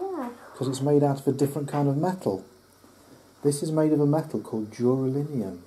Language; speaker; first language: English; native; English